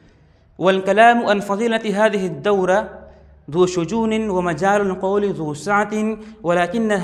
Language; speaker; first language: Arabic; non-native, fluent; Urdu